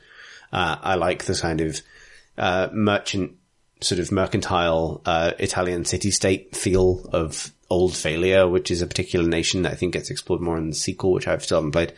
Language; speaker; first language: English; native; English